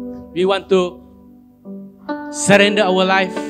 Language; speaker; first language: English; non-native, local second language; Malay